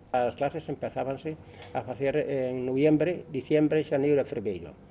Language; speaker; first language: Spanish; non-native, local second language; Galician